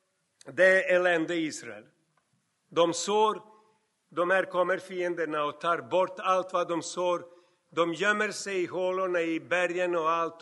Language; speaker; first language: Swedish; non-native, fluent; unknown